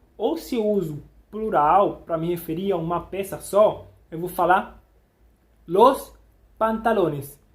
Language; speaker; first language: Portuguese; non-native, fluent; Spanish